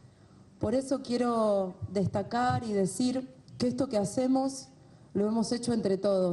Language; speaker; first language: Spanish; native; Spanish